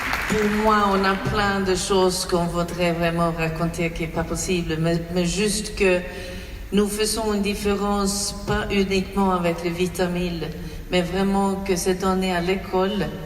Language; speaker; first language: French; non-native, fluent; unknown